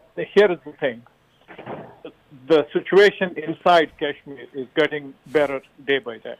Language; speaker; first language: English; non-native, local second language; Kashmiri